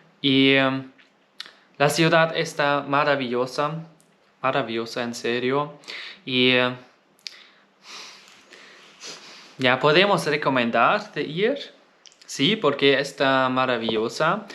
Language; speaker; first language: Spanish; non-native, fluent; German